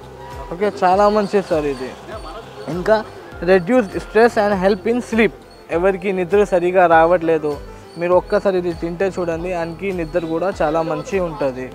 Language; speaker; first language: Telugu; non-native, local second language; Urdu